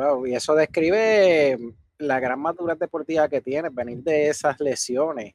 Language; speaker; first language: Spanish; native; Spanish